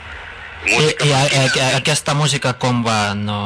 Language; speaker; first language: Catalan; non-native, fluent; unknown